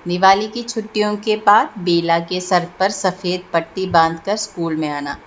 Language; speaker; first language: Hindi; non-native, local second language; Malayalam